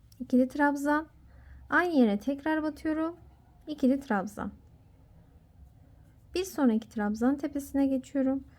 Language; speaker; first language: Turkish; native; Turkish